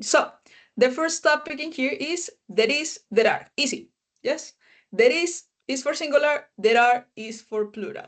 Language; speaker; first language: English; non-native, fluent; Spanish